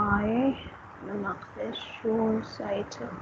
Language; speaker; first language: German; non-native, fluent; Hindi